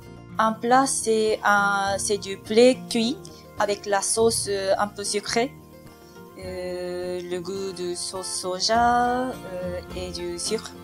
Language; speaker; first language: French; non-native, learner; Japanese